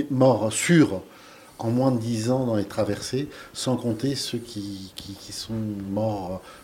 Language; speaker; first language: French; native; French